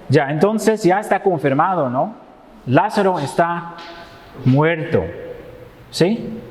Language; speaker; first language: Spanish; non-native, fluent; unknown